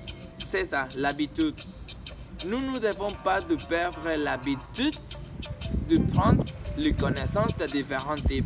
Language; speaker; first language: French; non-native, learner; Spanish